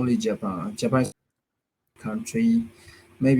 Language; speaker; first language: English; non-native, learner; Chinese